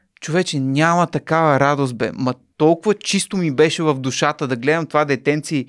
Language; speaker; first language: Bulgarian; native; Bulgarian